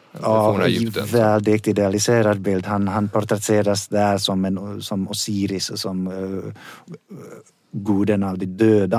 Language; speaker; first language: Swedish; non-native, fluent; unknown